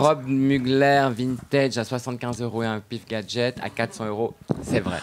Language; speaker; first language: French; native; French